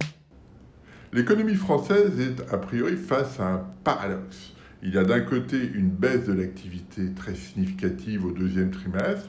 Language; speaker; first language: French; native; French